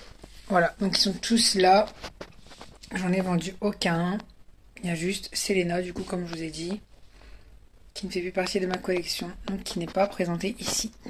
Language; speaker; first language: French; native; French